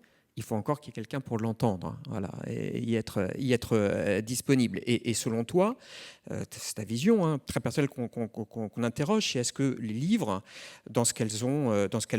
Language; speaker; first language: French; native; French